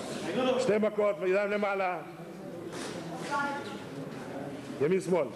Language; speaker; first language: Hebrew; non-native, fluent; Russian